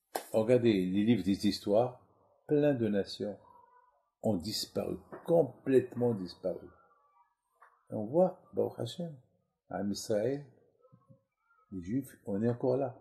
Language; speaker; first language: French; non-native, local second language; Arabic